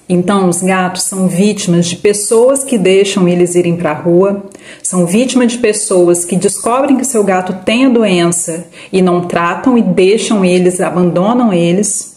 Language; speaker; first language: Portuguese; native; Portuguese